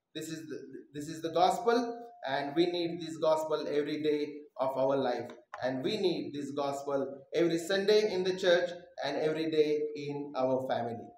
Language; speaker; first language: English; non-native, local second language; Marathi